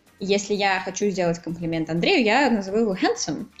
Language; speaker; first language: Russian; native; Russian